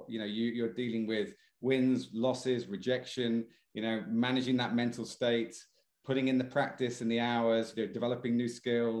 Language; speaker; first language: English; native; English